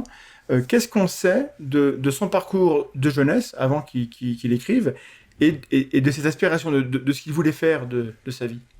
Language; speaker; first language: French; native; French